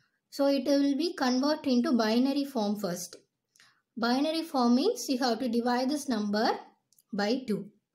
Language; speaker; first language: English; non-native, local second language; Tamil